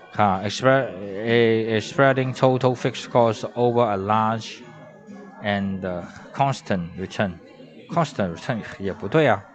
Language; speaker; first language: English; non-native, learner; Chinese